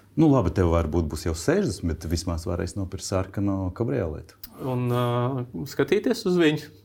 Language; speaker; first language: Latvian; non-native, local second language; Russian